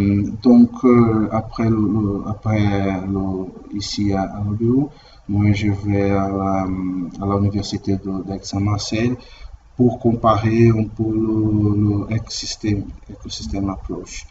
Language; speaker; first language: French; non-native, learner; Portuguese